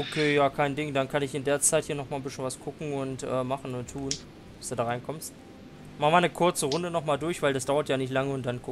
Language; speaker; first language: German; native; German